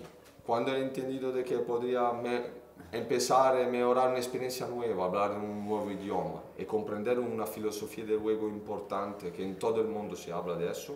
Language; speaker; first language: Spanish; non-native, fluent; Italian